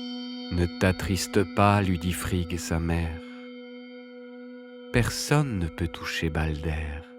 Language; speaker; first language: French; native; French